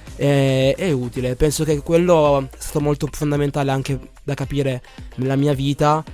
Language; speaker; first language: Italian; early bilingual, other home language; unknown